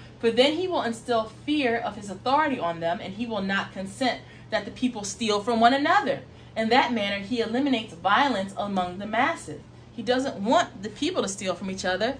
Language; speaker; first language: English; native; English